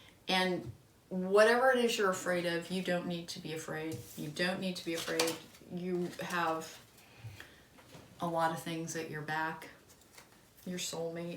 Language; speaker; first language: English; native; English